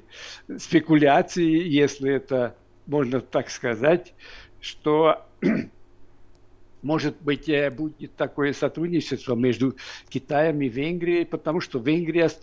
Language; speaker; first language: Russian; non-native, fluent; Hungarian